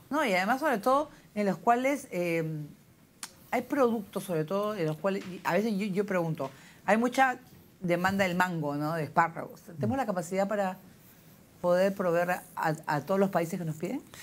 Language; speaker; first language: Spanish; native; Spanish